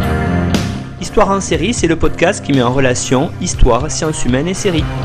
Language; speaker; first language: French; native; French